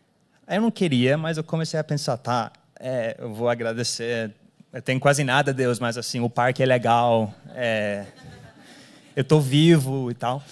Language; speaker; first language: Portuguese; non-native, fluent; English